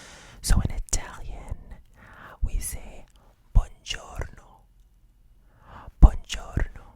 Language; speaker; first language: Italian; non-native, learner; English